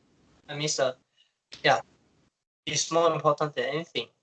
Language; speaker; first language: English; non-native, local second language; Chinese